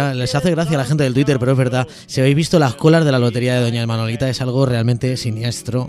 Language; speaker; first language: Spanish; native; Spanish